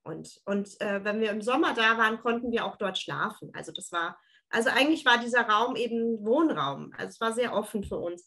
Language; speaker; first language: German; early bilingual, other home language; Turkish